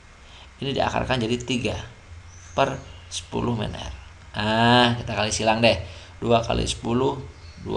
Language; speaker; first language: Indonesian; native; Indonesian